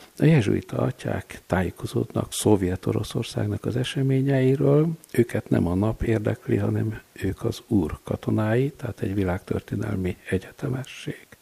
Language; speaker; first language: Hungarian; native; Hungarian